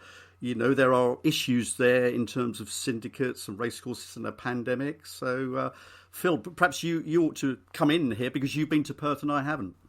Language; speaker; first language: English; native; English